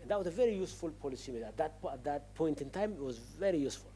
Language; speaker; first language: English; non-native, local second language; Amharic